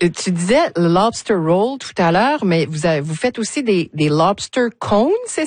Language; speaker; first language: French; native; French